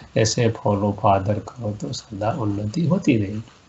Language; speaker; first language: Hindi; non-native, local second language; Gujarati